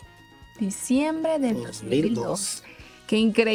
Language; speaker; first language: Spanish; native; Spanish